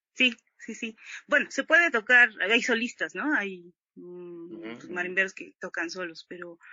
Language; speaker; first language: Spanish; native; Spanish